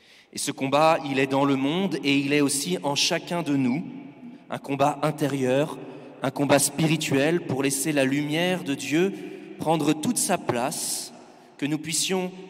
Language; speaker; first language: French; native; French